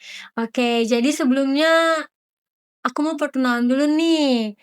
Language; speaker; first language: Indonesian; native; Indonesian